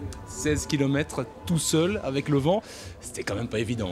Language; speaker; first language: French; native; French